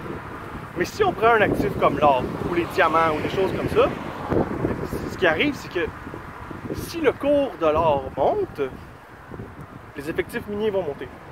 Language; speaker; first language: French; native; French